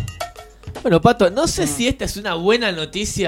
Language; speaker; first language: Spanish; native; Spanish